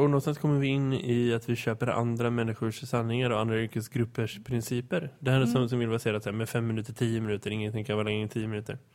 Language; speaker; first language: Swedish; native; Swedish